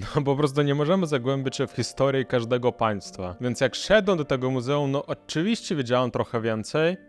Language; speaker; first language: Polish; non-native, fluent; Russian